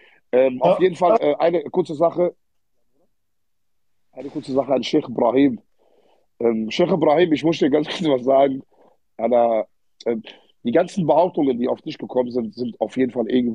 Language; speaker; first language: German; early bilingual, other home language; Arabic